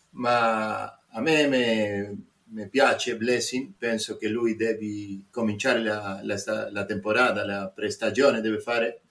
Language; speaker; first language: Italian; non-native, learner; Spanish